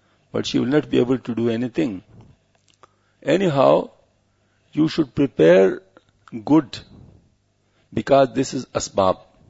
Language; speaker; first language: English; non-native, local second language; Pashto